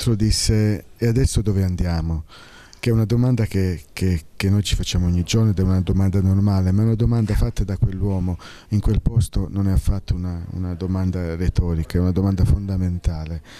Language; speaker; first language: Italian; native; Italian